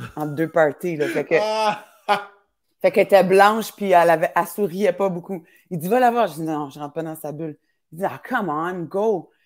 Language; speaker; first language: French; native; French